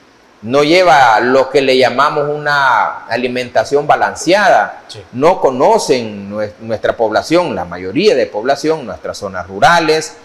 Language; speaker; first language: Spanish; native; Spanish